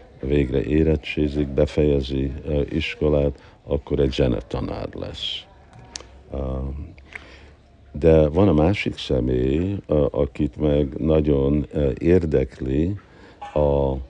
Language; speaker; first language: Hungarian; early bilingual, heritage; Hungarian